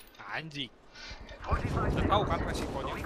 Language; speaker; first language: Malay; non-native, local second language; Sundanese